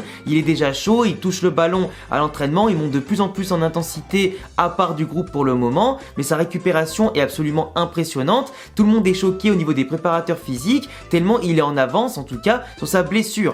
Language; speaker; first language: French; native; French